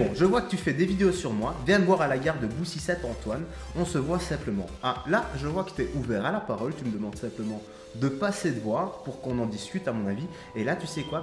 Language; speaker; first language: French; native; French